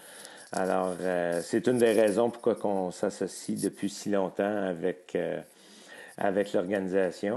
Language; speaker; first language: French; native; French